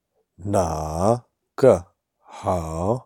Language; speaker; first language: Chinese; non-native, learner; English